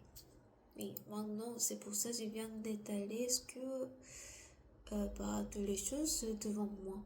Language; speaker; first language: French; non-native, learner; Korean